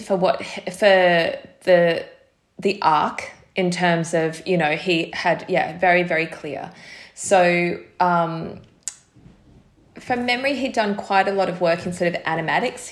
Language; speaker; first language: English; native; English